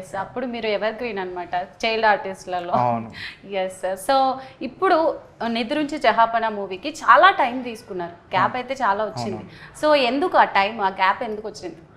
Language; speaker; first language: Telugu; native; Telugu